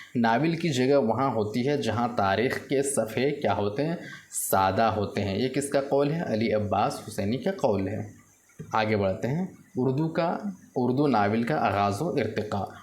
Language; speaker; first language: Urdu; native; Urdu